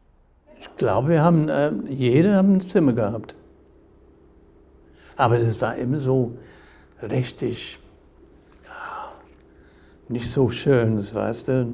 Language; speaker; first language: German; non-native, fluent; English